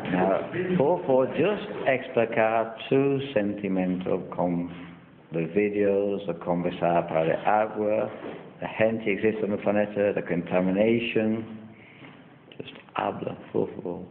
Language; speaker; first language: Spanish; non-native, learner; English